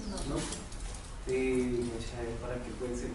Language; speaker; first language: Spanish; native; Spanish